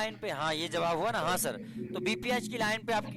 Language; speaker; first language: Hindi; native; Hindi